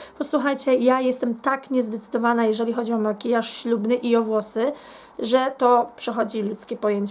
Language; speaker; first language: Polish; native; Polish